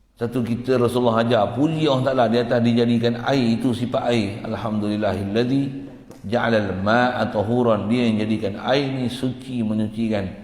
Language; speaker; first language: Malay; native; Malay